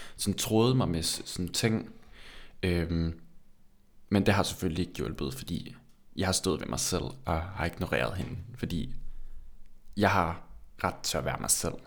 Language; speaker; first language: Danish; early bilingual, other home language; Turkish